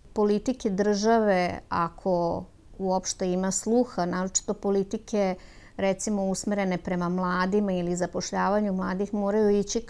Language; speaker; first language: Serbian; native; Serbian